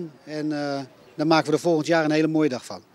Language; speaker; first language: Dutch; native; Dutch